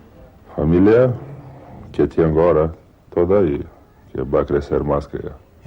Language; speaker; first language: Spanish; non-native, learner; Lithuanian